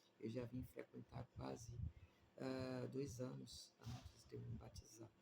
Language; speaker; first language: Portuguese; native; Portuguese